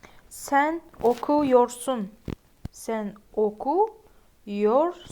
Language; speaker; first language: Turkish; non-native, fluent; Uzbek